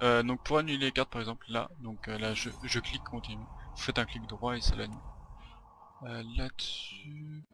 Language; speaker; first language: French; native; French